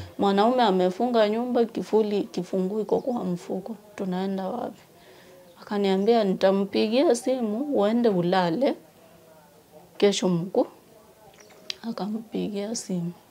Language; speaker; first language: Swahili; non-native, local second language; Gusii